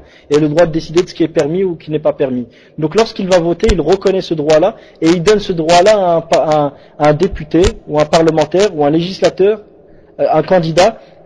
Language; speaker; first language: French; native; French